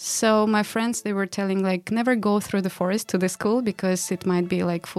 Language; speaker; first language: English; non-native, fluent; Russian